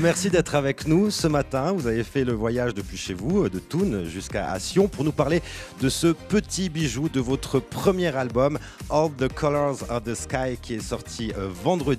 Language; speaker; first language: French; native; French